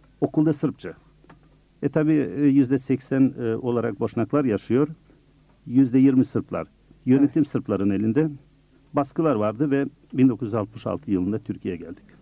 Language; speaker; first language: Turkish; early bilingual, other home language; Bosnian